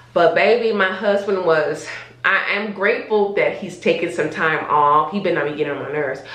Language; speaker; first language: English; native; English